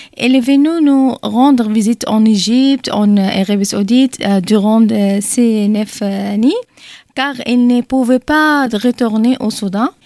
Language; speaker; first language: French; non-native, learner; Arabic